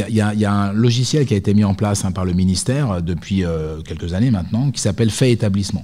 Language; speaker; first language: French; native; French